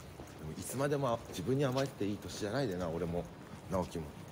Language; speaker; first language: Japanese; native; Japanese